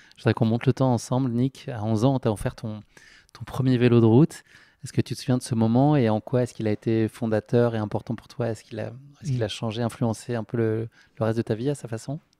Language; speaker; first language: French; native; French